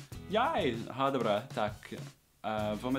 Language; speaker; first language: Norwegian; non-native, learner; English